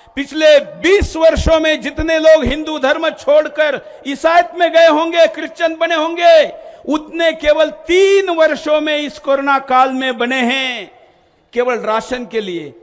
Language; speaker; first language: Hindi; non-native, local second language; Marathi